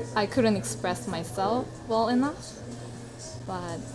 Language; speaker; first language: English; non-native, fluent; Korean